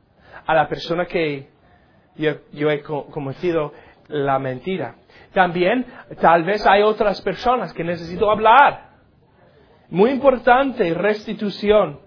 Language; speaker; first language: Spanish; non-native, learner; English